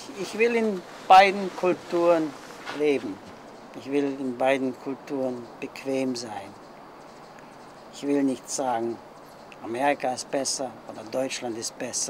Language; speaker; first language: German; early bilingual, heritage; German